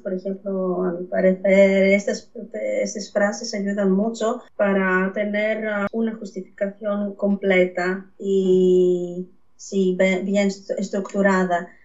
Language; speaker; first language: Spanish; non-native, fluent; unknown